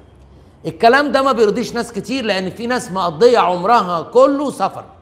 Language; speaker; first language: Arabic; native; Arabic